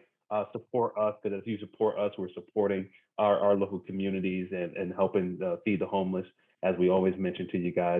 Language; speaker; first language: English; native; English